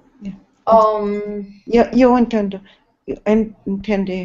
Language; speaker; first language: Spanish; non-native, learner; English